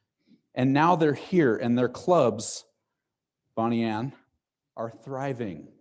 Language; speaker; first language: English; native; English